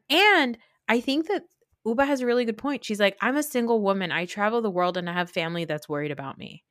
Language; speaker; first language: English; early bilingual, other home language; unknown